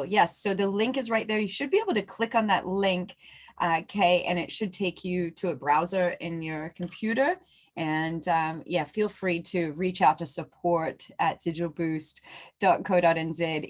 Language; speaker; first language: English; native; English